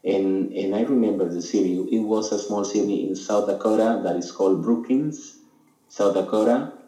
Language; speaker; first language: English; non-native, fluent; Spanish